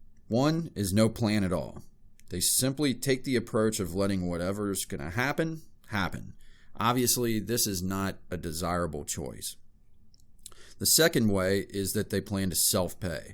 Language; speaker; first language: English; native; English